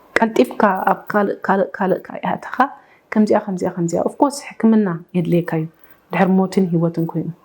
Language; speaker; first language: Tigrinya; early bilingual, heritage; Tigrinya